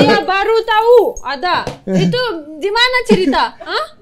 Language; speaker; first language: Indonesian; non-native, learner; Russian